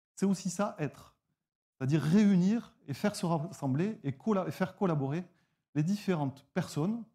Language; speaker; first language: French; native; French